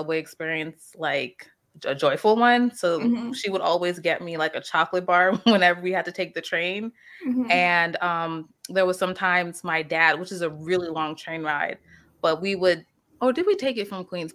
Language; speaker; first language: English; native; English